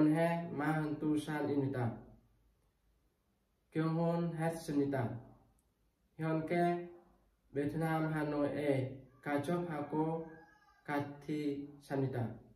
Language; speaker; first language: Korean; non-native, learner; Vietnamese